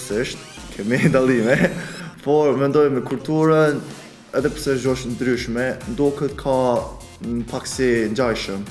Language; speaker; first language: Albanian; early bilingual, other home language; Korean